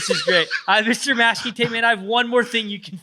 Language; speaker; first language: English; native; English